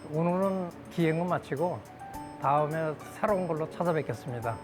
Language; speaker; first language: Korean; native; Korean